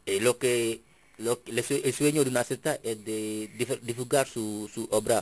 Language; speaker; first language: Spanish; non-native, fluent; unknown